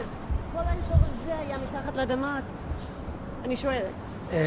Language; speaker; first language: Hebrew; native; Hebrew